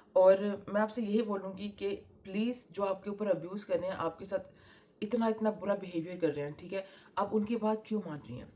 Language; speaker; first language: Urdu; non-native, local second language; Punjabi